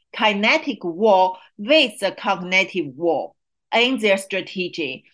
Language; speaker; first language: English; non-native, fluent; Chinese